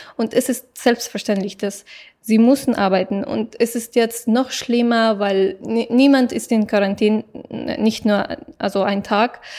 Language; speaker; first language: German; non-native, fluent; Persian